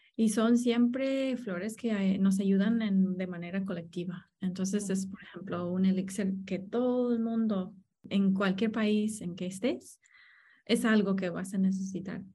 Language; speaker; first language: Spanish; non-native, fluent; English